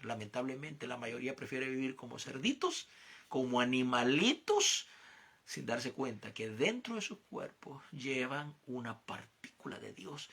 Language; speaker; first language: Spanish; native; Spanish